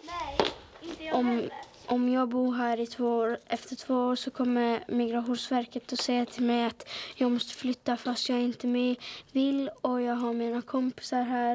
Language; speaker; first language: Swedish; early bilingual, other home language; Persian